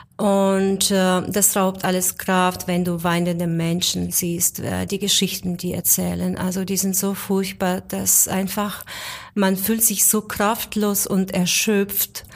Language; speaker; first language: German; non-native, fluent; Ukrainian